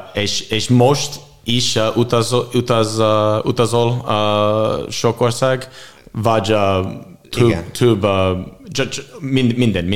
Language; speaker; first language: Hungarian; non-native, learner; English